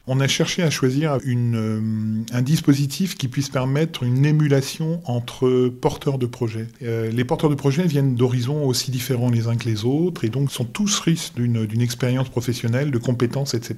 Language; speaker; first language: French; native; French